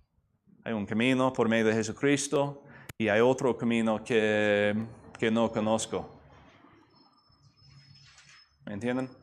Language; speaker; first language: Spanish; non-native, fluent; English